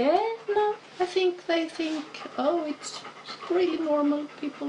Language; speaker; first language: English; non-native, fluent; Swedish